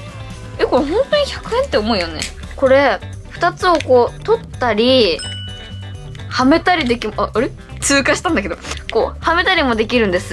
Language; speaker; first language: Japanese; native; Japanese